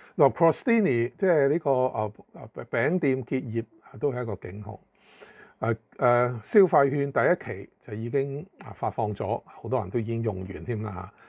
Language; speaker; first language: Chinese; non-native, local second language; Cantonese